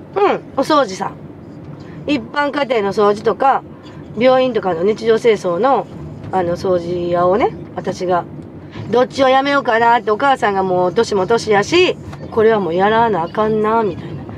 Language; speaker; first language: Japanese; native; Japanese